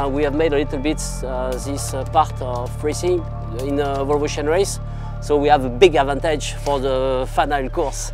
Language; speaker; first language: English; non-native, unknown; French